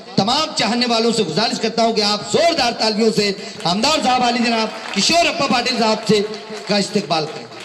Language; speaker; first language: Hindi; native; Hindi